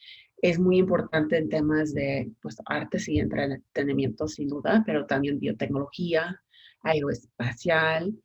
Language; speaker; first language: Spanish; non-native, fluent; English